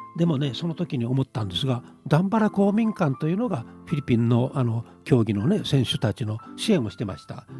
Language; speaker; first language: Japanese; native; Japanese